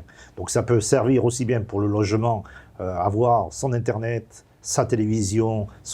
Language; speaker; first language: French; native; French